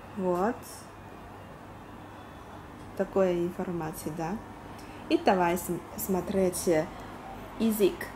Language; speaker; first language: Russian; non-native, learner; Chinese